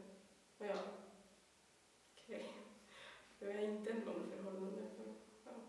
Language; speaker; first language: Swedish; non-native, learner; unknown